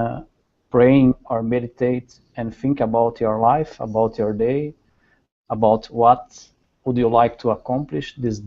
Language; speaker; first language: English; non-native, learner; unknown